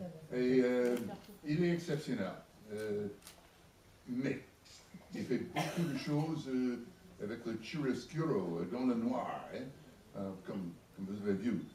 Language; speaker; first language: French; non-native, learner; English